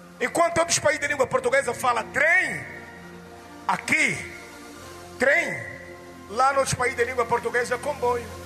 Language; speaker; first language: Portuguese; native; Portuguese